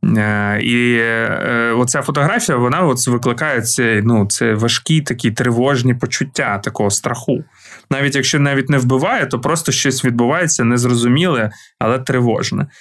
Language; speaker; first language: Ukrainian; non-native, local second language; Russian